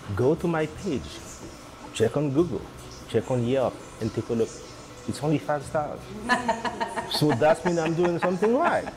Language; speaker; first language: English; non-native, fluent; Haitian Creole